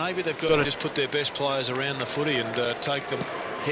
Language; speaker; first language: English; native; English